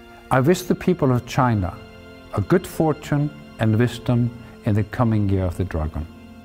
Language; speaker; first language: English; non-native, fluent; Icelandic